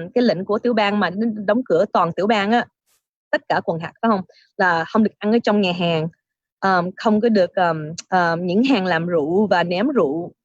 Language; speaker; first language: Vietnamese; early bilingual, heritage; Vietnamese